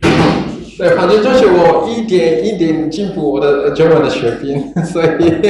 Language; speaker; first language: Chinese; non-native, learner; Japanese